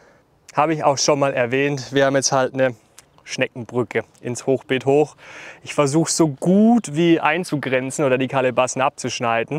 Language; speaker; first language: German; native; German